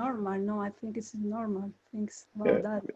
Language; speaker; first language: English; non-native, learner; Spanish